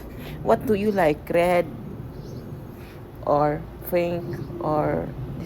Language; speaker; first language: English; non-native, learner; Filipino